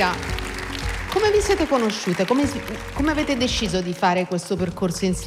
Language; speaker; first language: Italian; native; Italian